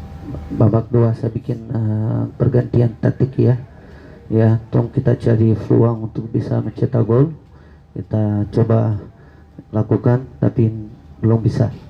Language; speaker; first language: Indonesian; non-native, fluent; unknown